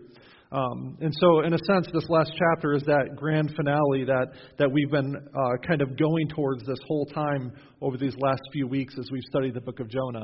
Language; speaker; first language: English; native; English